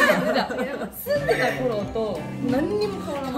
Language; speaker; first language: Japanese; native; Japanese